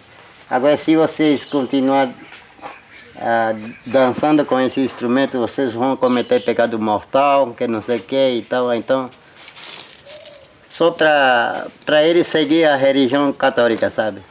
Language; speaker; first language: Portuguese; non-native, local second language; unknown